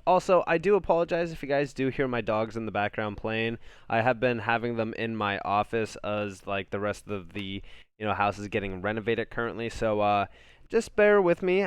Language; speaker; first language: English; native; English